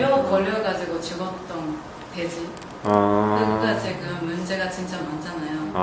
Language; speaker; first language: Korean; non-native, fluent; Japanese